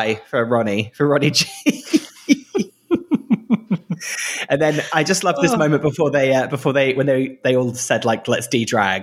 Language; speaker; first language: English; native; English